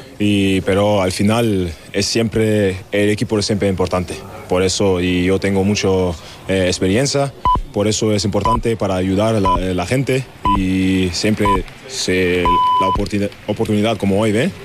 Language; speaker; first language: Spanish; non-native, learner; German